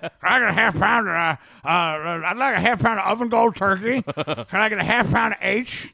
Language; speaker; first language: English; native; English